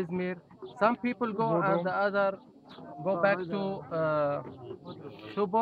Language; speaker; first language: English; non-native, learner; Kurdish